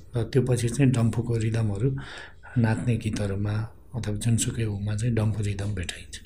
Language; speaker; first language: Nepali; non-native, local second language; Eastern Tamang